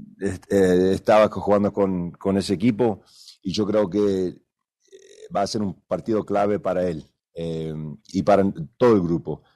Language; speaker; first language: Spanish; early bilingual, other home language; English